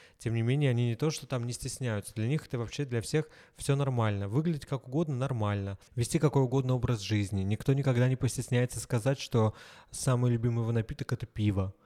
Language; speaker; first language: Russian; native; Russian